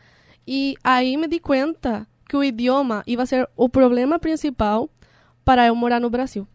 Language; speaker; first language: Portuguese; non-native, learner; Spanish